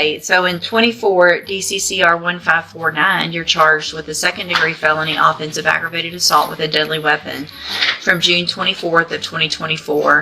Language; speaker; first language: English; native; English